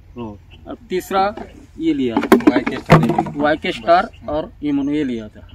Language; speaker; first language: Hindi; non-native, local second language; Marathi